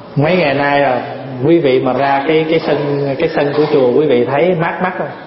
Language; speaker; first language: Vietnamese; early bilingual, heritage; Vietnamese